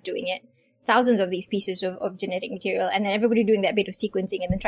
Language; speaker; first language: English; non-native, local second language; Malay